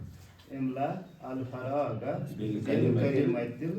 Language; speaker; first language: Arabic; non-native, learner; Urdu